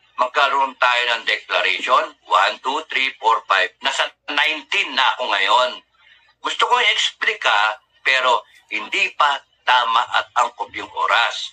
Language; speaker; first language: Filipino; native; Filipino